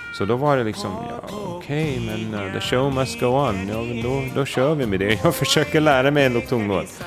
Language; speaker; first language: Swedish; native; Swedish